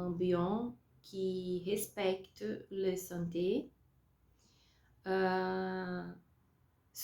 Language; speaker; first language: French; non-native, learner; Portuguese